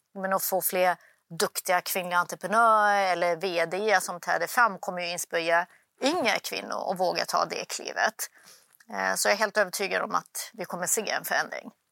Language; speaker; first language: Swedish; early bilingual, other home language; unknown